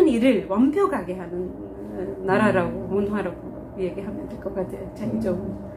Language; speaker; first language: Korean; non-native, fluent; Turkish